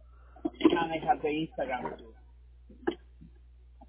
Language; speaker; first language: English; non-native, fluent; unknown